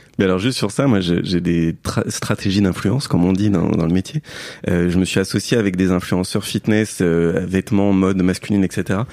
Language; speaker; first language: French; native; French